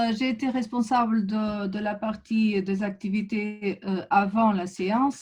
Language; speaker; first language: French; non-native, fluent; Portuguese